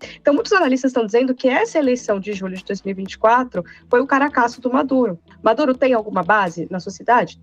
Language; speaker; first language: Portuguese; native; Portuguese